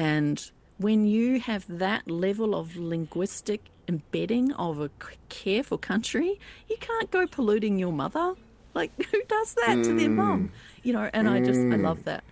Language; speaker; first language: English; native; English